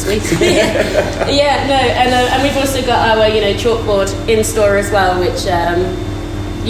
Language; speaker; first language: English; native; English